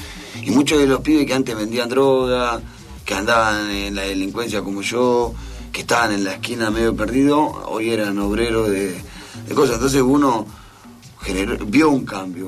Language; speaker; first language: Spanish; native; Spanish